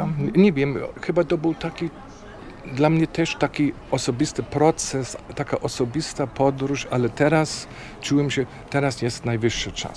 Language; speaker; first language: Polish; non-native, fluent; German